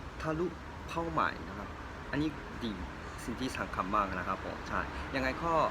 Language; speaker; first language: Thai; non-native, learner; Japanese